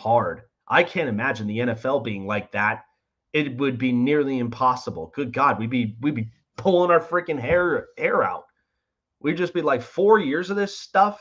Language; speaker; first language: English; native; English